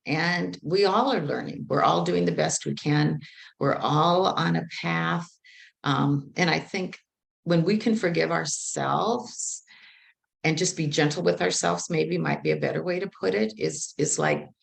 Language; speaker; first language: English; native; English